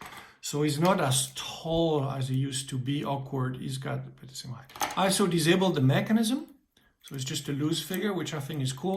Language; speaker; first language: English; native; English